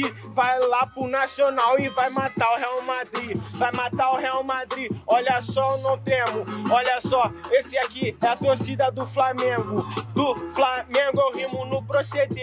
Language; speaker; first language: Portuguese; native; Portuguese